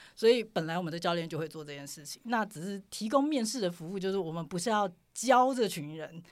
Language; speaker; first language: Chinese; native; Chinese